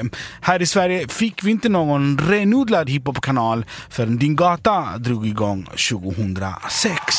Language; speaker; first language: Swedish; native; Swedish